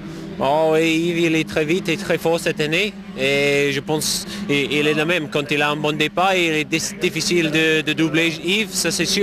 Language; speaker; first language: French; non-native, fluent; English